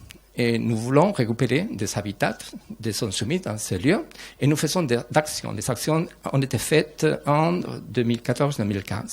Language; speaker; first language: French; non-native, learner; Spanish